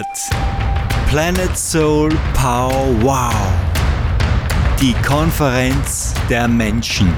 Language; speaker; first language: German; native; German